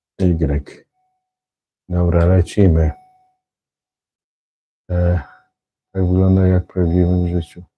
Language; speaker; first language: Polish; native; Polish